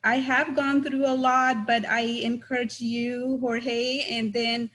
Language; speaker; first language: English; non-native, local second language; Punjabi